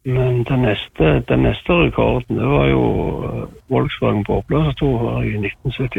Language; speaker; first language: Norwegian; native; Norwegian